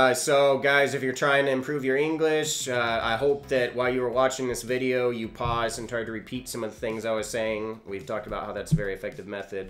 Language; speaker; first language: English; native; English